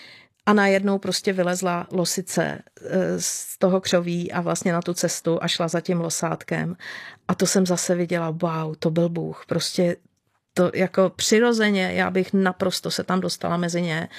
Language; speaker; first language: Czech; native; Czech